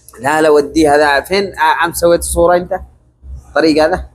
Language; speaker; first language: Arabic; non-native, learner; Bangla